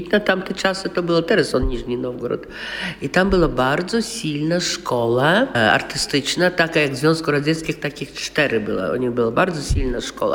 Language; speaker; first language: Polish; non-native, local second language; Russian